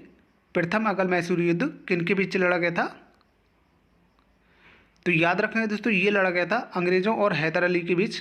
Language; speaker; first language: Hindi; native; Hindi